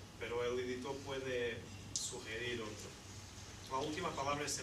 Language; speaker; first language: Spanish; non-native, fluent; Portuguese